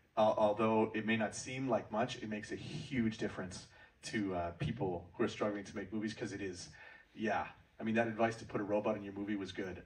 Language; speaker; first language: English; native; English